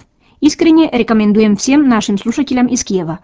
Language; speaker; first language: Russian; native; Russian